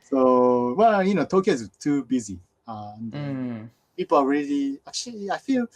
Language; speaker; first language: English; non-native, fluent; Japanese